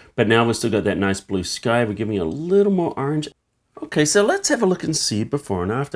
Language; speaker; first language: English; native; English